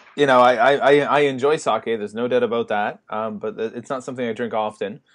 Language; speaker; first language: English; native; English